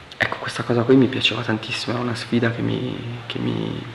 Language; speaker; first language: Italian; native; Italian